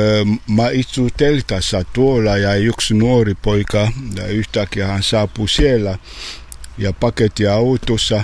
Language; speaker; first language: Finnish; non-native, learner; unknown